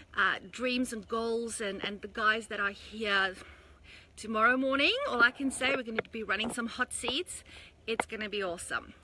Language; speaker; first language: English; native; English